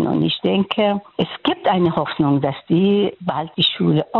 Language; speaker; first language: German; non-native, fluent; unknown